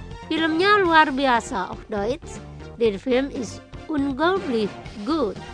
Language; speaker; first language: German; non-native, fluent; Indonesian